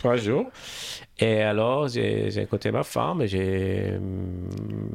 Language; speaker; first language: French; non-native, learner; Italian